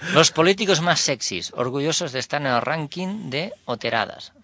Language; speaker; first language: Spanish; non-native, local second language; Catalan